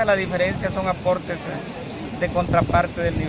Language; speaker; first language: Spanish; native; Spanish